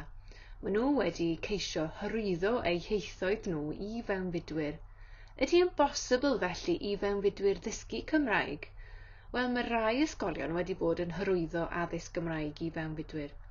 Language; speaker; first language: Welsh; native; Welsh